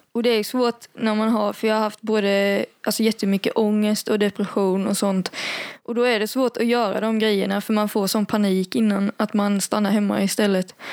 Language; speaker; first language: Swedish; native; Swedish